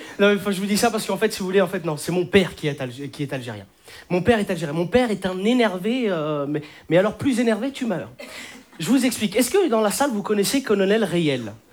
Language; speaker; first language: French; native; French